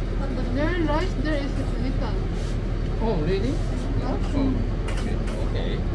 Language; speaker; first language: English; non-native, learner; Japanese